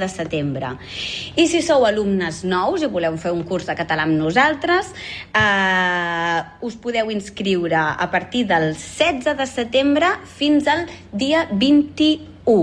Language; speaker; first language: Catalan; native; Catalan